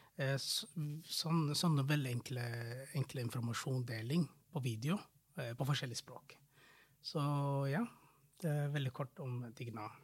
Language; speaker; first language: Norwegian; non-native, fluent; Somali